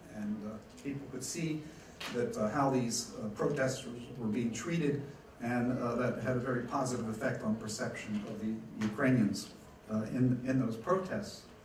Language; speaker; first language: English; early bilingual, other home language; Ukrainian